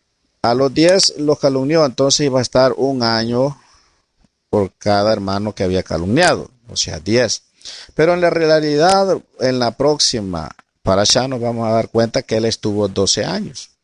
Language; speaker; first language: Spanish; native; Spanish